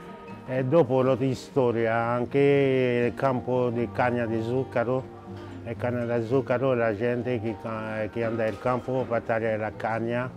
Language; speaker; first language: Italian; non-native, learner; Haitian Creole